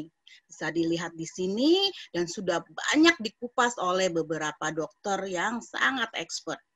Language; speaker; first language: Indonesian; native; Indonesian